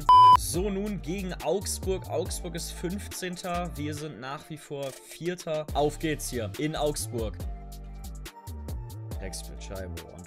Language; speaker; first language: German; native; German